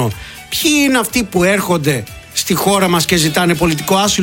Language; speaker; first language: Greek; native; Greek